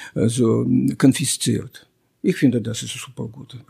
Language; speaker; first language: German; non-native, fluent; Russian